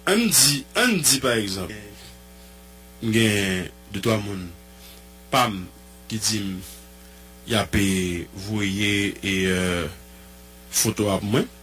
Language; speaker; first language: French; non-native, local second language; Haitian Creole